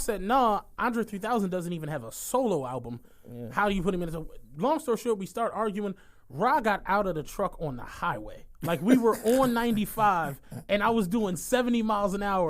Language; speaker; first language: English; native; English